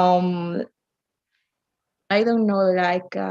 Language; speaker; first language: English; non-native, learner; Spanish